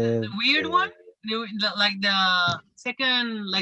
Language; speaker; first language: English; non-native, fluent; Spanish